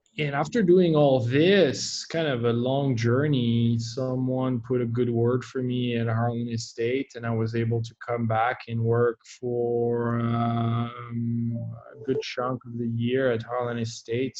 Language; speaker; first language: English; non-native, fluent; French